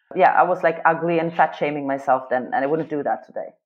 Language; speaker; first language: English; non-native, fluent; Swedish